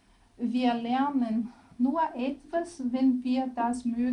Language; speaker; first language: German; non-native, learner; Portuguese